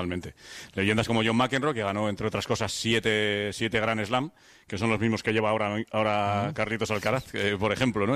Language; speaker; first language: Spanish; native; Spanish